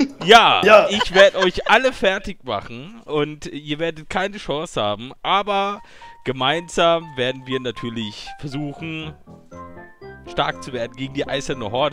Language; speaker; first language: German; native; German